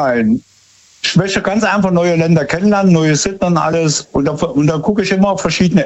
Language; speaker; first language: German; native; German